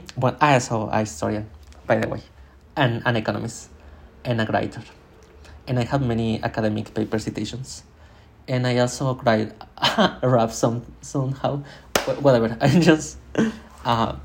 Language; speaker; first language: English; non-native, fluent; Spanish